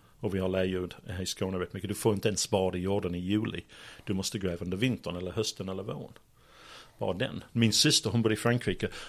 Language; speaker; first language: Swedish; non-native, fluent; English